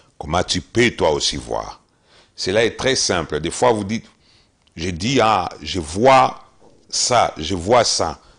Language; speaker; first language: French; non-native, local second language; Lingala